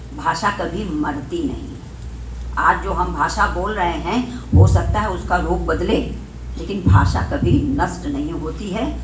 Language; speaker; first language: Hindi; native; Hindi